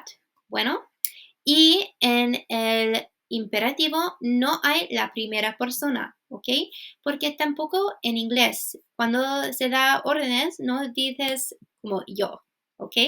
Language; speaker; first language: Spanish; non-native, fluent; English